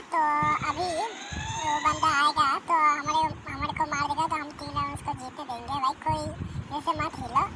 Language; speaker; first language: Hindi; non-native, local second language; Bangla